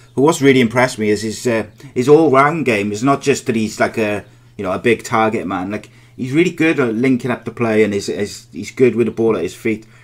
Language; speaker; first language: English; native; English